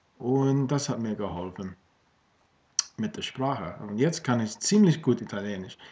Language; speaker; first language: German; non-native, fluent; English